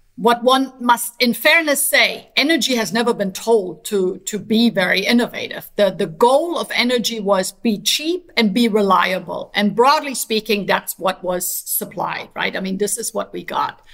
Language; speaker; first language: English; non-native, fluent; German